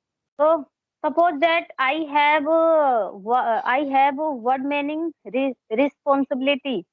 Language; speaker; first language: English; non-native, learner; Hindi